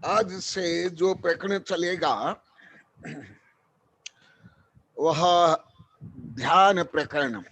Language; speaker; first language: Hindi; native; Hindi